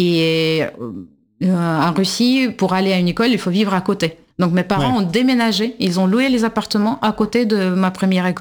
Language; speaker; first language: French; non-native, fluent; Russian